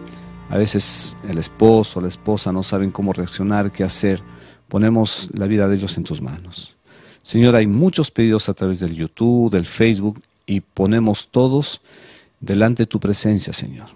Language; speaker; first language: Spanish; native; Spanish